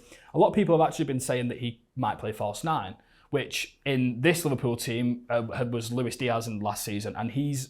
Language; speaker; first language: English; native; English